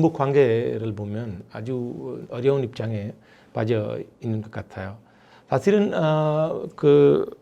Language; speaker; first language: Korean; non-native, fluent; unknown